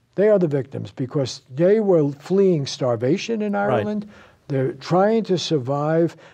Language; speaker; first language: English; native; English